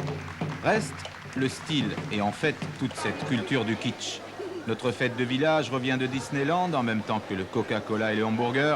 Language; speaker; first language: French; native; French